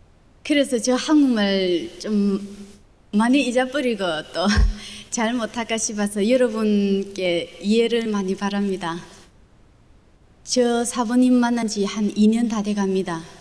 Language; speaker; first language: Korean; early bilingual, other home language; Chinese